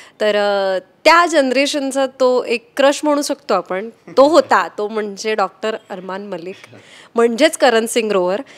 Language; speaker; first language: Hindi; non-native, local second language; Marathi